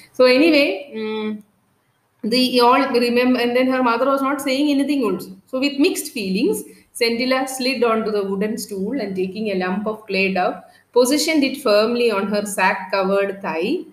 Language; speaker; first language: English; non-native, local second language; Malayalam